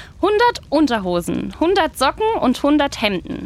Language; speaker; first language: German; non-native, fluent; Spanish